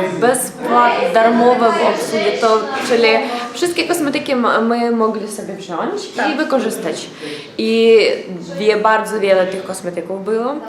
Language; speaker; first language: Polish; non-native, learner; Ukrainian